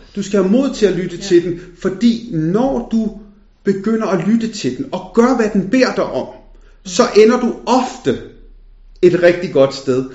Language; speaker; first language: Danish; early bilingual, other home language; Punjabi